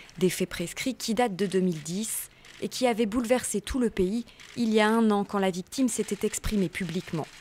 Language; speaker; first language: French; native; French